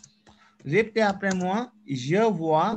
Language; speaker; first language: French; non-native, fluent; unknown